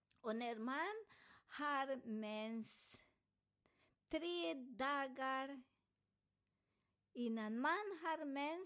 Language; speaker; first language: Swedish; non-native, fluent; Spanish